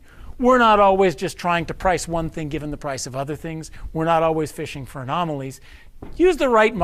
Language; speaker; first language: English; native; English